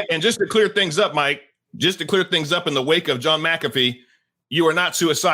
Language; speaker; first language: English; native; English